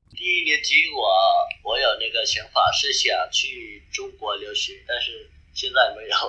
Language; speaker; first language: Chinese; non-native, learner; Vietnamese